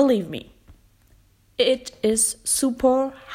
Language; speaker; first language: English; non-native, fluent; German